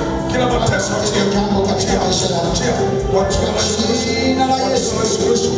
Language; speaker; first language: Swahili; native; Swahili